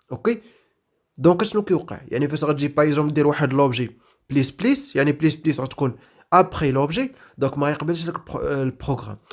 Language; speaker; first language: French; non-native, local second language; Arabic